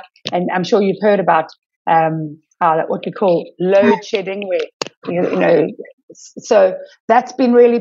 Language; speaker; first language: English; native; English